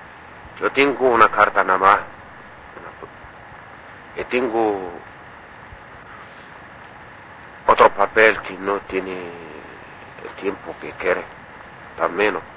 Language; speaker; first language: Spanish; non-native, learner; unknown